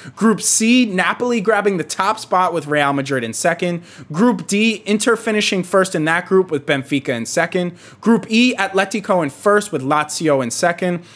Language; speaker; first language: English; native; English